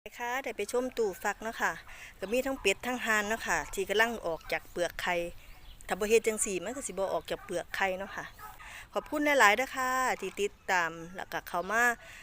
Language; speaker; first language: Thai; native; Thai